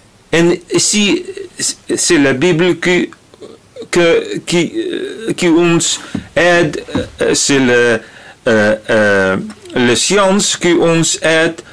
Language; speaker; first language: French; non-native, learner; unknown